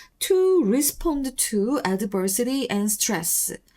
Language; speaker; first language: English; non-native, fluent; Korean